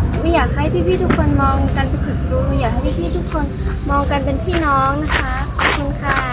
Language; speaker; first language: Thai; non-native, fluent; Khmer